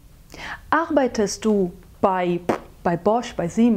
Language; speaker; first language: German; non-native, fluent; Portuguese